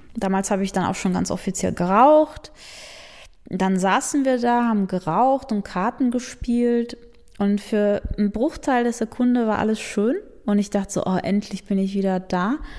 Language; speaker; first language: German; early bilingual, other home language; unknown